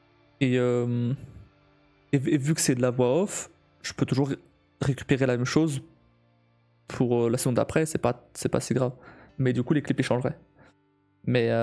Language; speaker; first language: French; native; French